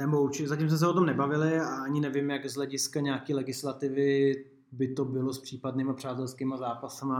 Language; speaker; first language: Czech; native; Czech